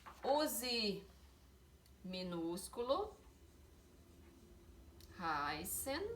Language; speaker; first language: German; non-native, learner; Portuguese